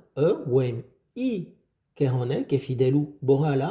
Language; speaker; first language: Amharic; non-native, fluent; French